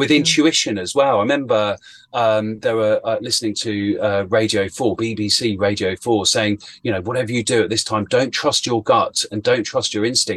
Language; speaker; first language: English; native; English